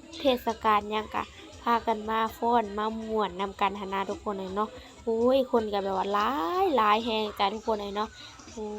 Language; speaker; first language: Thai; non-native, local second language; Lao